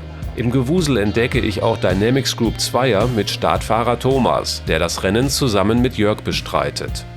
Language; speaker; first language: German; native; German